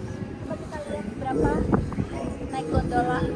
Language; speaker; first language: Indonesian; native; Indonesian